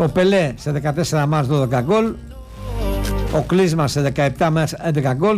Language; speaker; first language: Greek; native; Greek